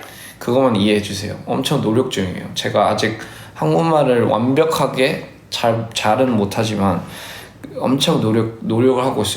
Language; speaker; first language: Korean; early bilingual, heritage; English